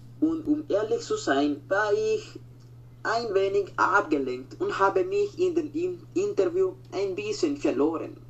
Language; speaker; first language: German; non-native, learner; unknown